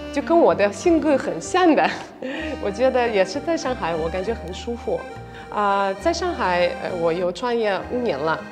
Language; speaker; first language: Chinese; non-native, fluent; Russian